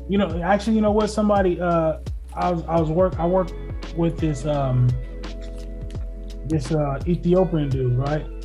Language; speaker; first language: English; native; English